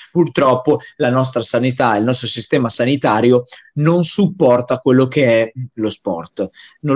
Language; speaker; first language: Italian; native; Italian